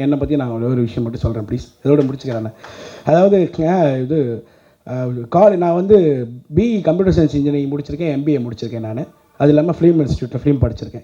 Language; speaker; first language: Tamil; native; Tamil